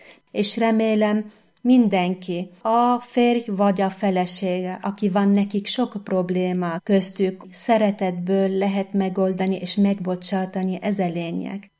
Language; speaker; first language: Hungarian; non-native, fluent; Arabic